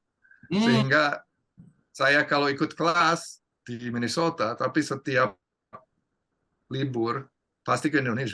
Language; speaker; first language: Indonesian; non-native, fluent; English